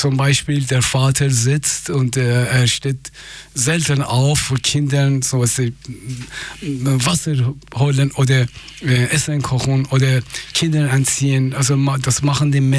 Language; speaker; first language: German; non-native, fluent; Persian